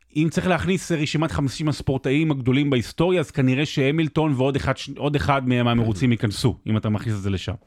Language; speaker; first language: Hebrew; native; Hebrew